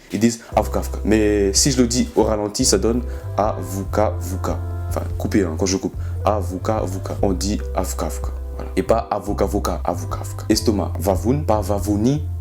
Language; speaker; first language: French; non-native, local second language; Malagasy